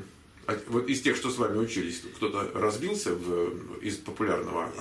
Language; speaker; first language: Russian; native; Russian